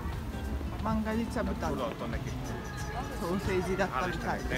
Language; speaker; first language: Japanese; non-native, fluent; Hungarian